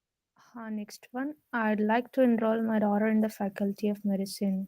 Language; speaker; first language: English; non-native, learner; Urdu